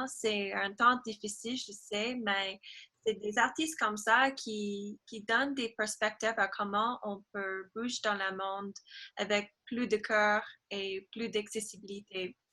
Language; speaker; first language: French; non-native, learner; English